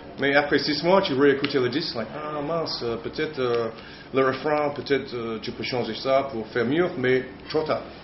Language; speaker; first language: French; non-native, learner; English